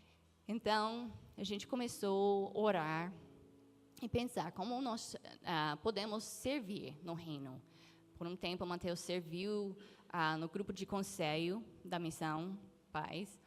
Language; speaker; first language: Portuguese; non-native, fluent; English